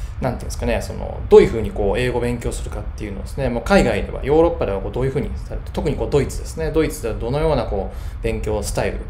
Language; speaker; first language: Japanese; native; Japanese